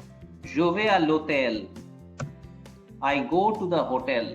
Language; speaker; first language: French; non-native, fluent; Bangla